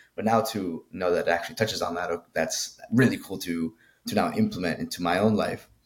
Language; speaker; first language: English; early bilingual, other home language; Spanish